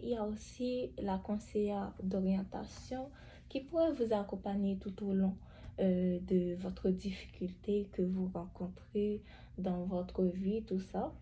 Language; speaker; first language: French; native; French